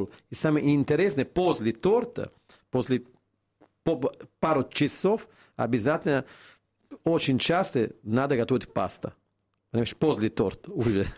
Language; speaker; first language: Russian; non-native, fluent; Italian